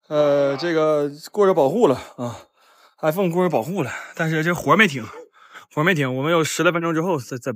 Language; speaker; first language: Chinese; native; Chinese